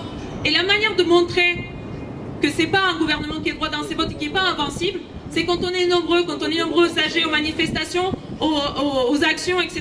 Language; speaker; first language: French; native; French